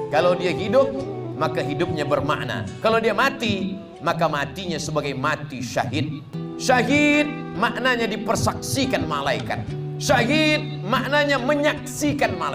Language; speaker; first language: Malay; native; Malay